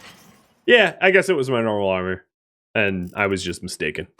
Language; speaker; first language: English; native; English